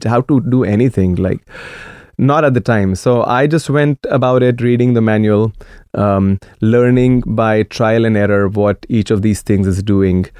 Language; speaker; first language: English; non-native, local second language; Marathi